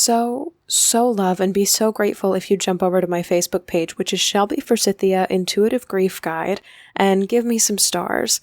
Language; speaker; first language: English; native; English